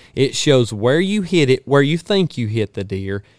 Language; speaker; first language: English; native; English